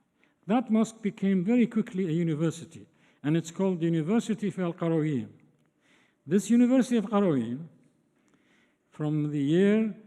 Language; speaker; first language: English; non-native, fluent; Arabic